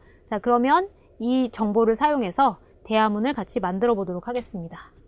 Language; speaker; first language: Korean; native; Korean